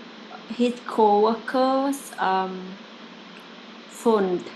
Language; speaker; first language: English; non-native, learner; Vietnamese